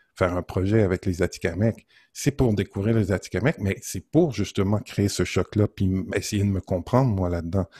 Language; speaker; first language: French; native; French